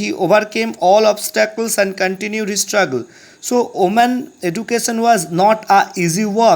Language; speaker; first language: English; non-native, local second language; Bangla